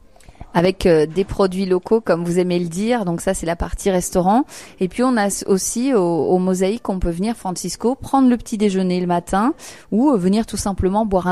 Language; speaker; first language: French; native; French